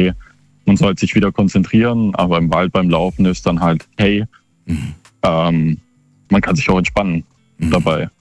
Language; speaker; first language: German; native; German